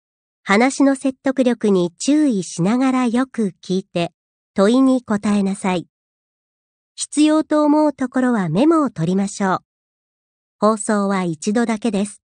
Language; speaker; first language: Japanese; native; Japanese